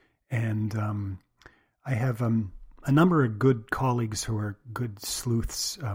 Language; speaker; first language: English; native; English